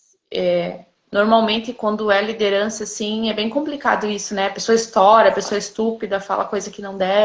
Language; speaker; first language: Portuguese; native; Portuguese